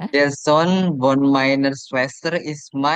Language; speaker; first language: German; non-native, learner; Indonesian